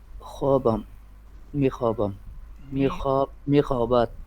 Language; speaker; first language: Persian; non-native, learner; Urdu